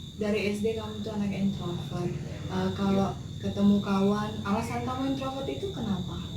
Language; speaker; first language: Indonesian; native; Indonesian